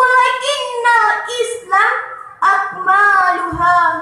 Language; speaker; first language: Arabic; non-native, learner; Achinese